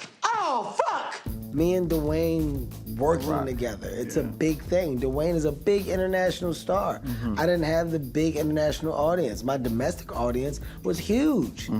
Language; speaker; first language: English; native; English